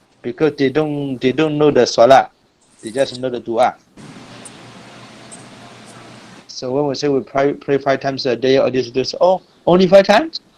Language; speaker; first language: English; non-native, fluent; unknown